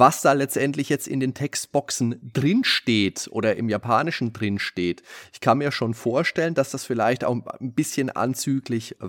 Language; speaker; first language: German; native; German